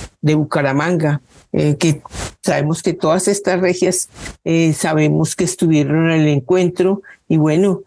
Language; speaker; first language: Spanish; native; Spanish